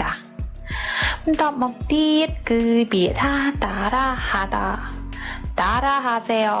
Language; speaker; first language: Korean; non-native, fluent; Khmer